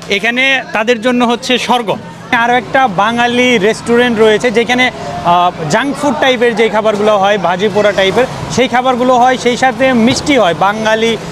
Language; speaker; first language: Bangla; native; Bangla